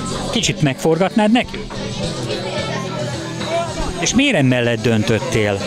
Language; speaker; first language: Hungarian; native; Hungarian